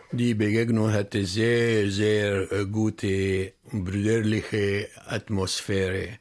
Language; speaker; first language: German; non-native, fluent; Arabic